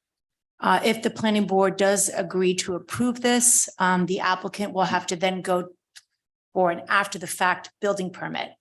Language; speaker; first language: English; native; English